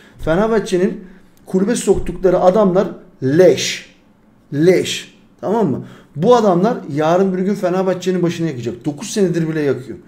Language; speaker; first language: Turkish; early bilingual, heritage; Turkish